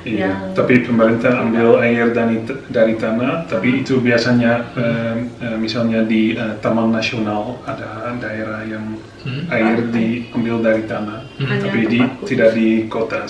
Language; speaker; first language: Indonesian; non-native, fluent; Dutch